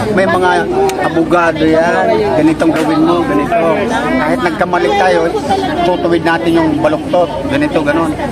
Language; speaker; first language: Filipino; non-native, local second language; Waray